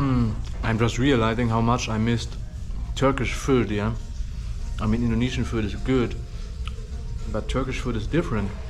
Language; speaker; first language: English; non-native, fluent; German